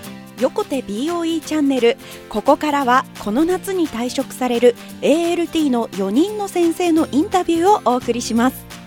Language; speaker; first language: Japanese; native; Japanese